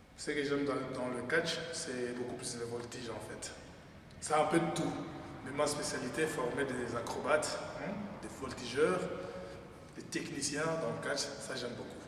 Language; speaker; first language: French; non-native, local second language; Lingala